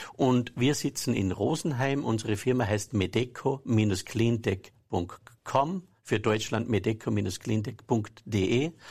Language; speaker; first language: German; native; German